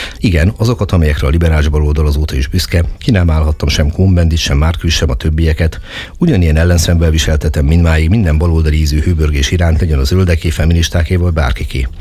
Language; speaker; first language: Hungarian; native; Hungarian